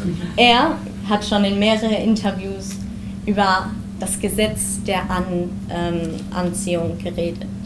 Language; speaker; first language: German; early bilingual, heritage; German